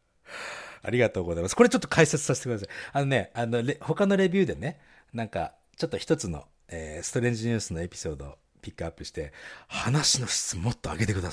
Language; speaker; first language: Japanese; native; Japanese